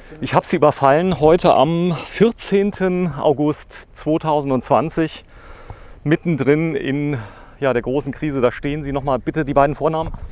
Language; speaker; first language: German; native; German